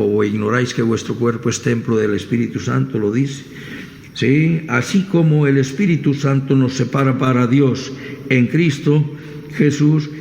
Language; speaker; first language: Spanish; native; Spanish